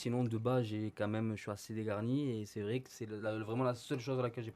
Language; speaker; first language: French; native; French